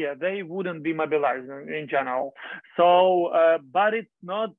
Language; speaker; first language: English; non-native, learner; Ukrainian